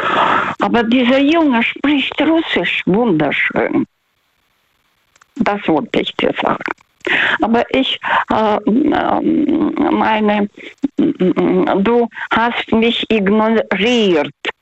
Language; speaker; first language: German; early bilingual, heritage; Russian